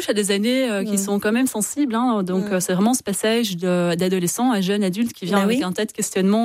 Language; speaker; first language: French; native; French